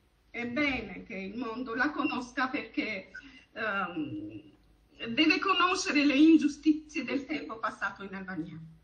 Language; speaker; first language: Italian; non-native, fluent; Albanian